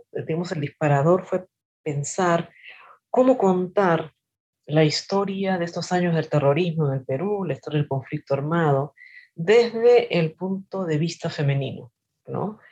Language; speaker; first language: Spanish; native; Spanish